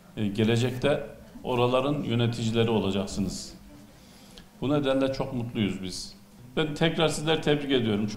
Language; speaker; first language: Turkish; native; Turkish